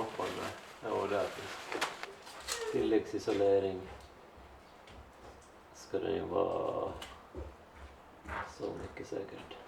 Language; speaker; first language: Swedish; native; Swedish